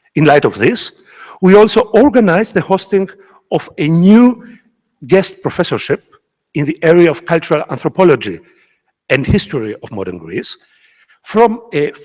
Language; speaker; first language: English; non-native, fluent; Greek